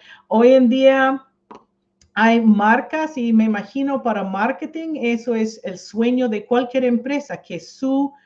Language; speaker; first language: Spanish; non-native, fluent; English